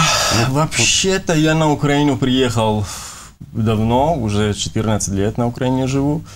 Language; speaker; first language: Russian; non-native, fluent; Persian